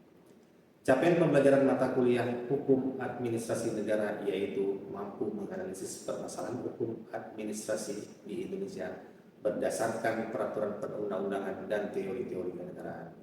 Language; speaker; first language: Indonesian; native; Indonesian